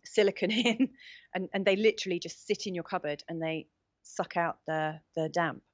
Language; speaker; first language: English; native; English